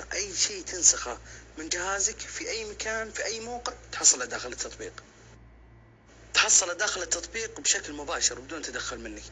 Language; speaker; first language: Arabic; native; Arabic